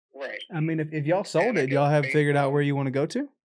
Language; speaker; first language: English; native; English